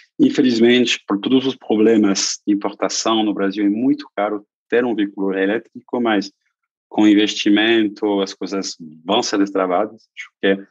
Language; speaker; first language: Portuguese; non-native, fluent; French